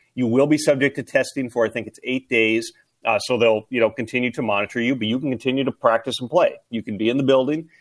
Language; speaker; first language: English; native; English